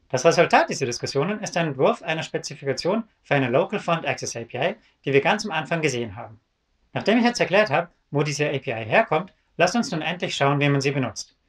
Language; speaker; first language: German; native; German